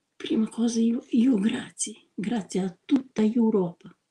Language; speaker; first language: Italian; non-native, learner; Ukrainian